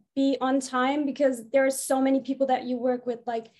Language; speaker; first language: English; non-native, fluent; German